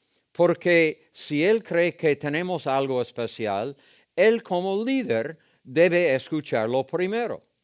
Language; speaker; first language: Spanish; non-native, fluent; English